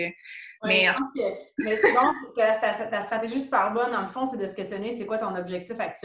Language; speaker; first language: French; native; French